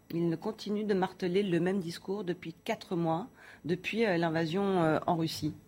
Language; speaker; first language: French; native; French